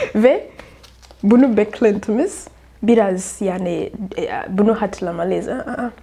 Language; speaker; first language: Turkish; non-native, fluent; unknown